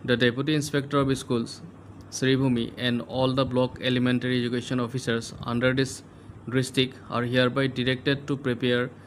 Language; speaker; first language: English; non-native, local second language; Assamese